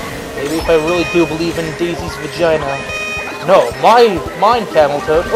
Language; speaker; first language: English; native; English